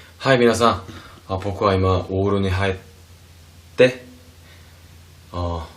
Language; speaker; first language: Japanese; non-native, fluent; Korean